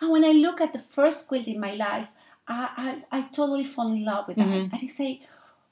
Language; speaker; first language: English; non-native, fluent; Spanish